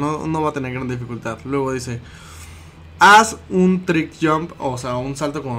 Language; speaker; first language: Spanish; native; Spanish